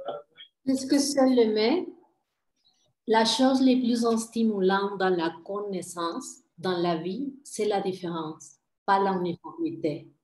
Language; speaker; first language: French; non-native, fluent; Spanish